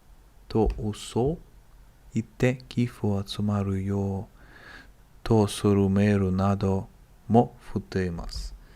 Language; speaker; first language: Japanese; non-native, learner; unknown